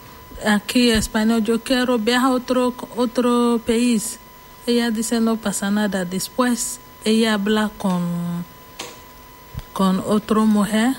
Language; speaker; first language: Spanish; non-native, learner; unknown